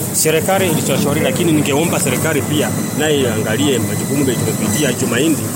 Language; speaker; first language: Swahili; non-native, local second language; Luyia